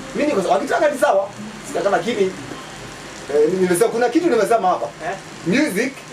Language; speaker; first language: Swahili; non-native, local second language; Kamba